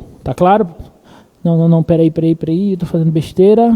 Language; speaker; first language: Portuguese; native; Portuguese